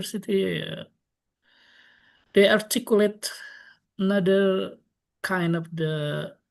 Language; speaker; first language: English; non-native, local second language; Indonesian